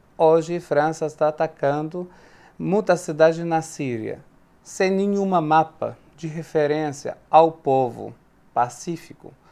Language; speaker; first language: Portuguese; non-native, fluent; Arabic